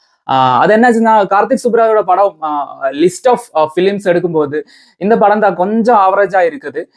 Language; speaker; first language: Tamil; non-native, learner; Malayalam